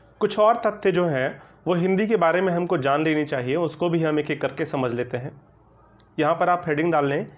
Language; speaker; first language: Hindi; native; Hindi